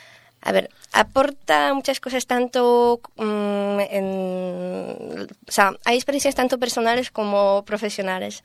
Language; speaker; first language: Spanish; non-native, fluent; Polish